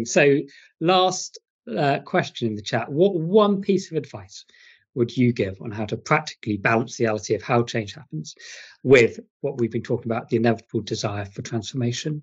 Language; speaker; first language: English; native; English